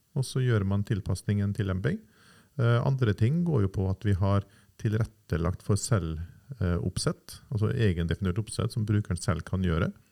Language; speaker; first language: Norwegian; native; Norwegian